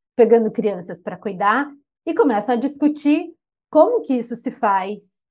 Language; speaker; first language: Portuguese; native; Portuguese